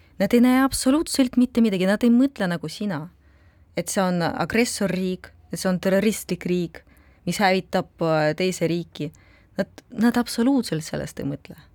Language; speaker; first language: Estonian; non-native, local second language; Russian